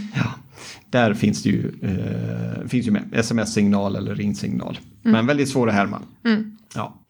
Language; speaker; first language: Swedish; non-native, fluent; Arabic